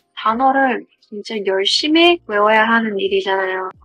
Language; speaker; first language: Korean; non-native, learner; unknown